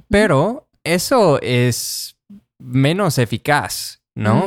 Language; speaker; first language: Spanish; non-native, fluent; English